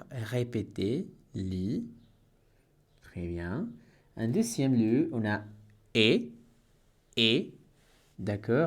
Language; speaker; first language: French; non-native, fluent; Spanish